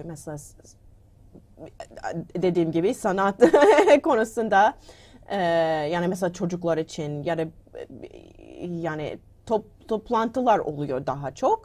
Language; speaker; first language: Turkish; non-native, learner; English